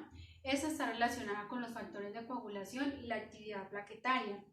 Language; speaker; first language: Spanish; native; Spanish